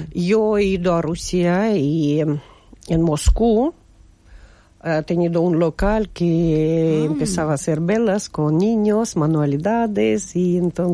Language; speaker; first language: Spanish; non-native, fluent; Russian